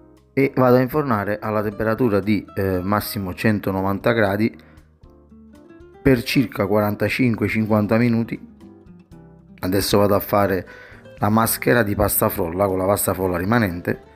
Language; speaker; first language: Italian; native; Italian